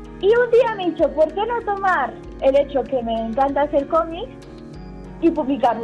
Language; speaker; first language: Spanish; early bilingual, heritage; Spanish